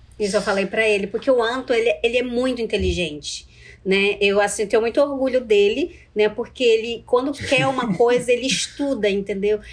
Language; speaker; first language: Portuguese; non-native, local second language; Ticuna